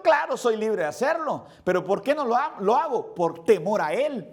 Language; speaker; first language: Spanish; native; Spanish